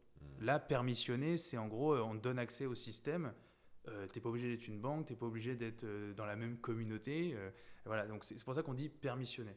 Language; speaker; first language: French; native; French